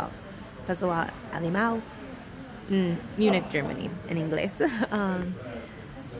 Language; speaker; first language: Portuguese; non-native, learner; English